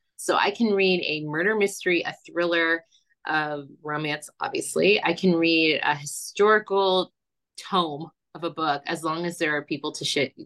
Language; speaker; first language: English; early bilingual, other home language; Spanish